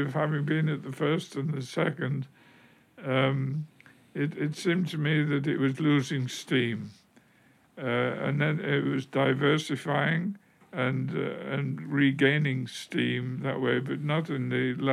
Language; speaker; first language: English; native; English